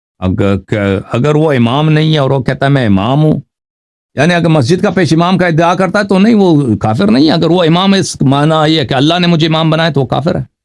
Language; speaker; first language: Urdu; non-native, fluent; Persian